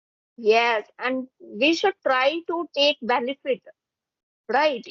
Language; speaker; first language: English; non-native, fluent; Hindi